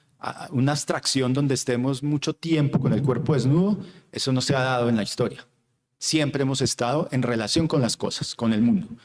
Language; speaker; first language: Spanish; native; Spanish